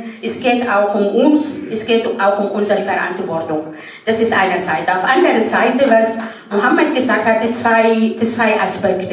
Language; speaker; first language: German; non-native, fluent; Arabic